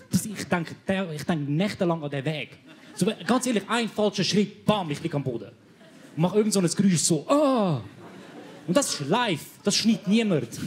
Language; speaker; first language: German; early bilingual, other home language; Croatian